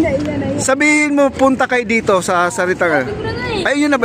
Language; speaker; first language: Filipino; native; Filipino